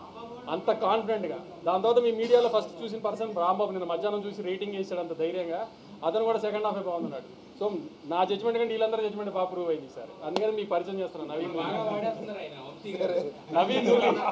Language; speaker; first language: Telugu; native; Telugu